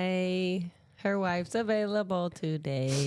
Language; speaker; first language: English; native; English